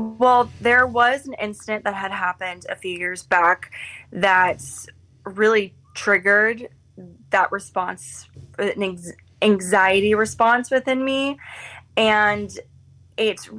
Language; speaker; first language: English; native; English